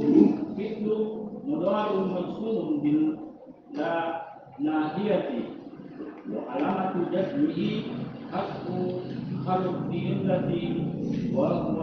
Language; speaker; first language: Arabic; non-native, learner; Indonesian